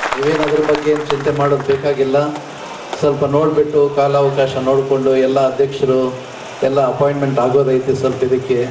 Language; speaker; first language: Kannada; native; Kannada